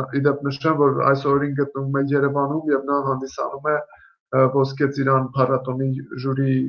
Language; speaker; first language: Armenian; native; Armenian